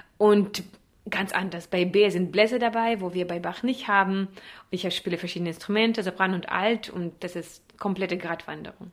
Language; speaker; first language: German; non-native, fluent; Russian